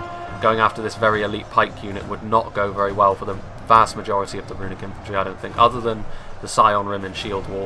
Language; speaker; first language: English; native; English